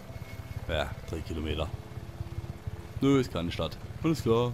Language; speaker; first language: German; native; German